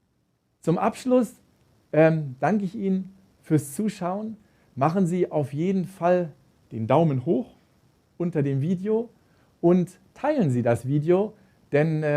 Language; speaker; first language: German; native; German